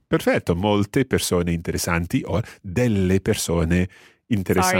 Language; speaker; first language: Italian; non-native, fluent; English